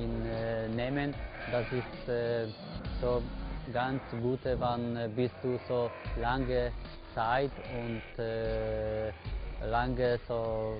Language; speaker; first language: German; non-native, learner; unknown